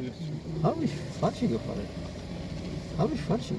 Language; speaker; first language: German; non-native, learner; Amharic